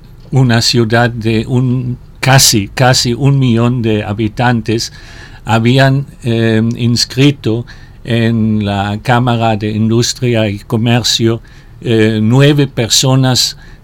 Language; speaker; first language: Spanish; non-native, fluent; German